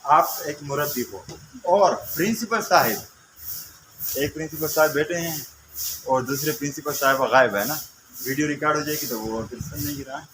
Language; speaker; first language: Urdu; non-native, local second language; Pashto